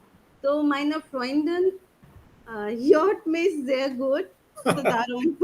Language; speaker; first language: German; non-native, learner; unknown